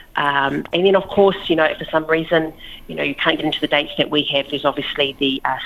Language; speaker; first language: English; native; English